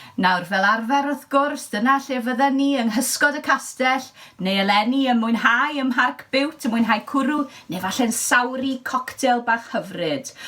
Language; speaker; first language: Welsh; native; Welsh